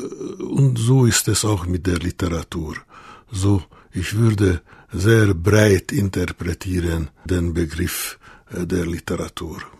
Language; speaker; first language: German; non-native, fluent; Hungarian